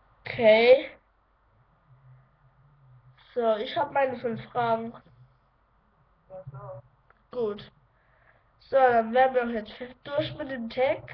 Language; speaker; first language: German; native; German